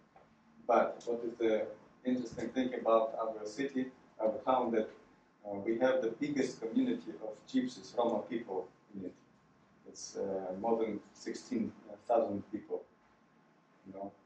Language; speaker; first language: English; non-native, fluent; Ukrainian